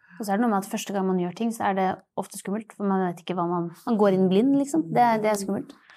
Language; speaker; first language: Norwegian; native; Norwegian